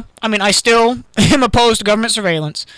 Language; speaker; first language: English; native; English